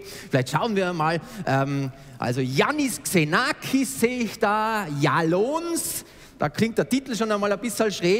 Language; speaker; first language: German; native; German